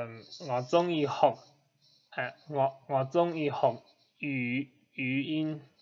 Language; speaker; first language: Chinese; non-native, learner; English